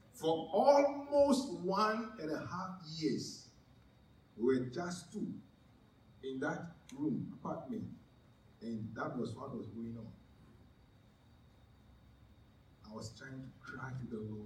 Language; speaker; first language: English; non-native, local second language; Ewe